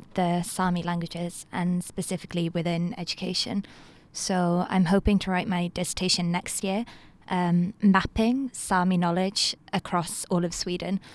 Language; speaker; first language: English; non-native, local second language; Welsh